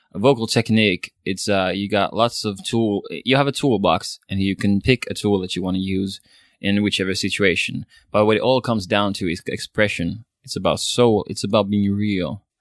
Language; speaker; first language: English; non-native, fluent; Swedish